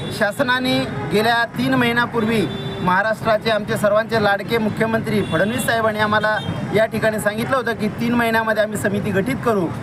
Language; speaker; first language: Marathi; non-native, local second language; Lambadi